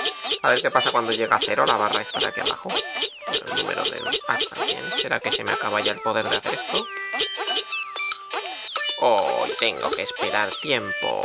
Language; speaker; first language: Spanish; native; Spanish